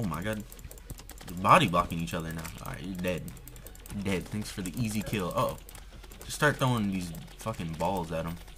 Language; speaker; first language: English; native; English